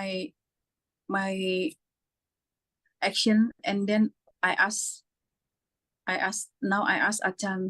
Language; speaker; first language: English; non-native, fluent; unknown